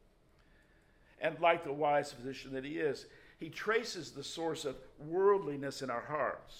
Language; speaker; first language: English; native; English